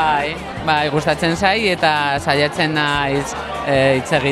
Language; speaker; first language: Basque; non-native, learner; Spanish